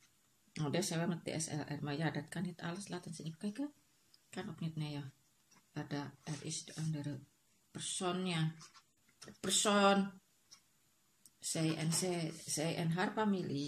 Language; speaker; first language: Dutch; non-native, learner; Indonesian